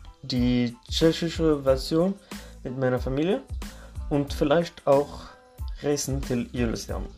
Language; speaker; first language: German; non-native, learner; Norwegian